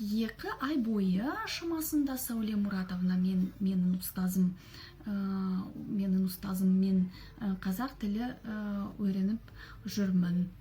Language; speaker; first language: Kazakh; non-native, learner; Russian